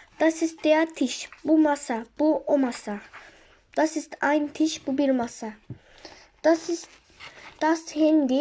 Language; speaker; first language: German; non-native, learner; Turkish